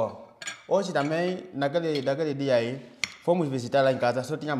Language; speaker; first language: Vietnamese; non-native, learner; Portuguese